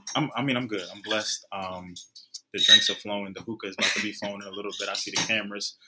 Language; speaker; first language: English; native; English